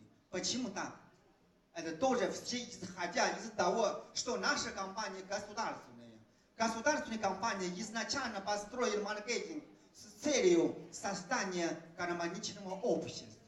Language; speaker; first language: Russian; non-native, fluent; Chinese